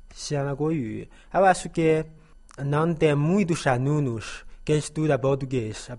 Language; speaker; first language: Portuguese; non-native, learner; Chinese